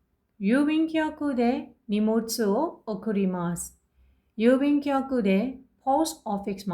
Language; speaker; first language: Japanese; non-native, fluent; Burmese